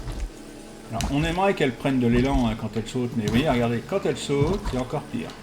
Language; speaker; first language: French; native; French